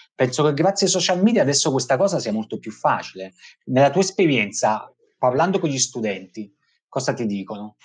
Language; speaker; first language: Italian; native; Italian